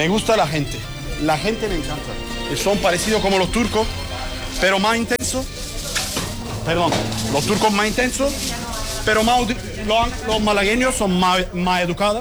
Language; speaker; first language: Spanish; non-native, learner; Turkish